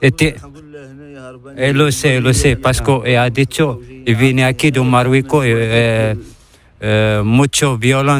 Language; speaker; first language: Spanish; non-native, learner; Arabic